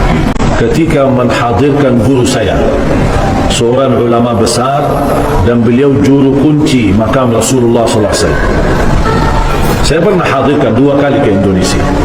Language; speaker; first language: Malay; non-native, fluent; Arabic